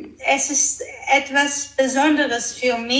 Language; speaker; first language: German; early bilingual, other home language; Greek